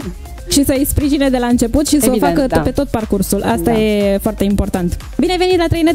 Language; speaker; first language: Romanian; native; Romanian